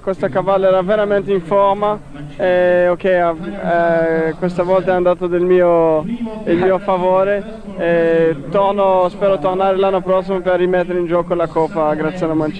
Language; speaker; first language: Italian; non-native, fluent; Portuguese